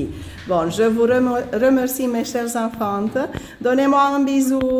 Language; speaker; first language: French; non-native, fluent; Romanian